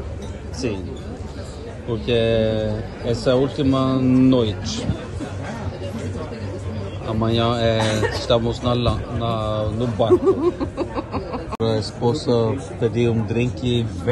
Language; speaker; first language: Portuguese; non-native, fluent; Norwegian